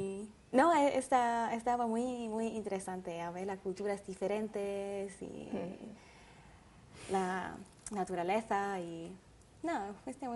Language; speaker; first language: Spanish; non-native, learner; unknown